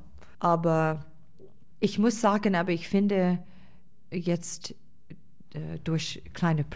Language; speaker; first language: German; non-native, fluent; English